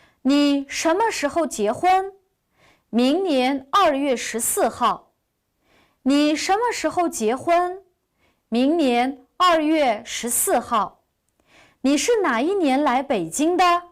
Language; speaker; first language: Chinese; non-native, local second language; Uyghur